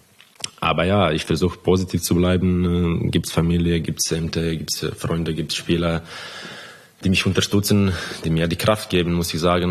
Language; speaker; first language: German; non-native, fluent; Croatian